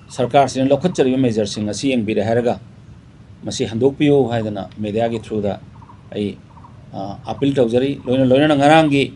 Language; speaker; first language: Manipuri; non-native, local second language; Tangkhul Naga (India)